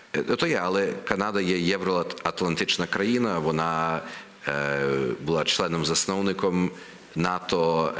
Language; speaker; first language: Ukrainian; early bilingual, heritage; Ukrainian